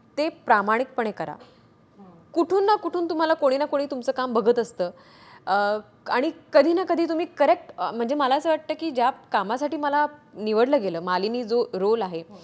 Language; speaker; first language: Marathi; native; Marathi